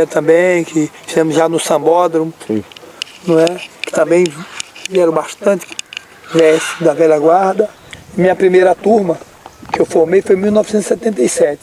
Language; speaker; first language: Portuguese; native; Portuguese